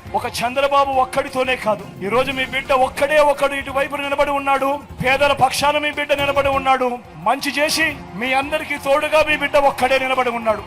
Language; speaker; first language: Telugu; native; Telugu